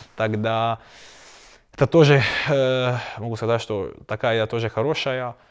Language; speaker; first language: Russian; non-native, learner; Croatian